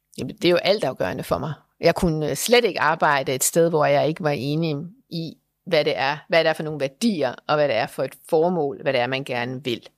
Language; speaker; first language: Danish; native; Danish